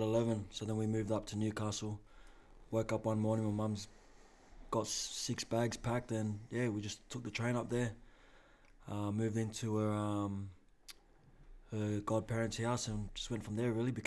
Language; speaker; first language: English; native; English